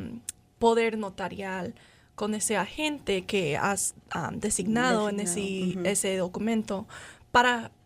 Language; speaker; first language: Spanish; non-native, learner; English